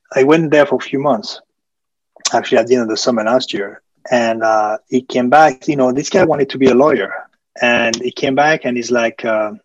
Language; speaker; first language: English; early bilingual, other home language; French